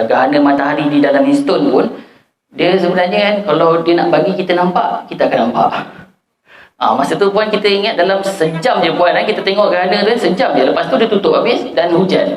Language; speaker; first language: Malay; native; Malay